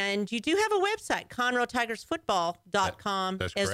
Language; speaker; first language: English; native; English